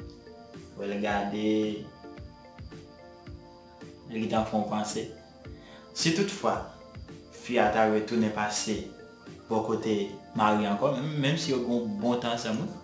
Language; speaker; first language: French; non-native, learner; Haitian Creole